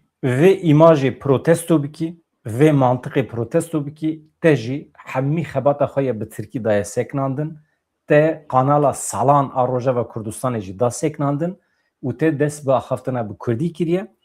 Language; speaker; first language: Kurdish; native; Kurdish